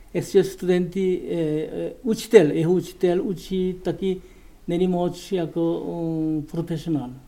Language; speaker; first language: Czech; non-native, learner; Korean